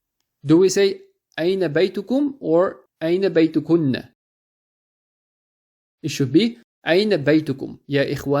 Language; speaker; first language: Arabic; non-native, fluent; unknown